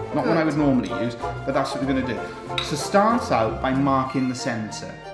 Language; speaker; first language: English; native; English